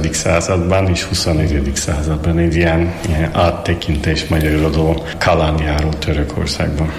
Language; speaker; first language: Hungarian; non-native, fluent; Turkish